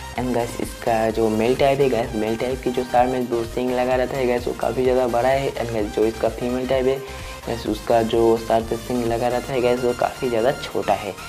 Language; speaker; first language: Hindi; non-native, local second language; Bangla